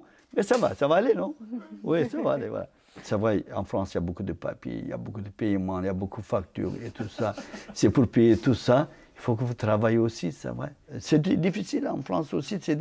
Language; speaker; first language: French; non-native, fluent; Turkish